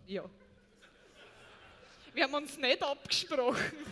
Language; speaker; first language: German; native; German